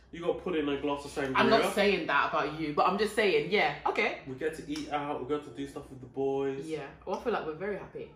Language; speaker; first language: English; native; English